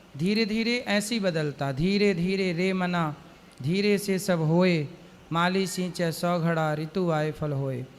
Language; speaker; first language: Hindi; native; Hindi